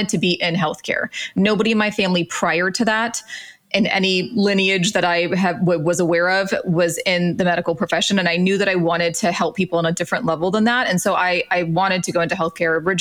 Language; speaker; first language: English; native; English